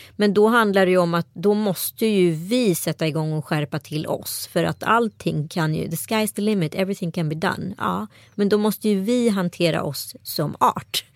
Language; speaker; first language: Swedish; native; Swedish